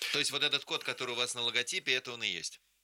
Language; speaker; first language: Russian; native; Russian